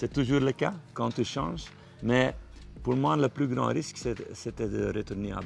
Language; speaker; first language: French; non-native, fluent; Dutch